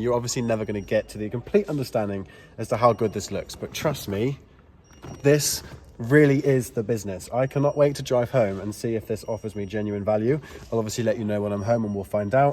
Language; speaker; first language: English; native; English